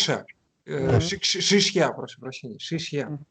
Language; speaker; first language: Russian; native; Russian